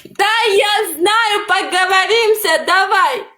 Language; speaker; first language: Russian; non-native, local second language; Uzbek